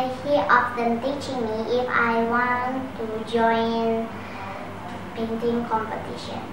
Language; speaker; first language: English; non-native, learner; Indonesian